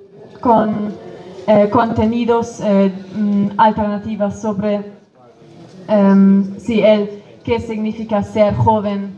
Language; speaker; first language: Spanish; non-native, fluent; Kurdish